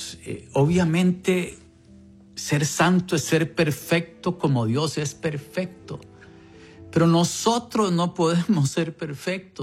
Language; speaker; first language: Spanish; native; Spanish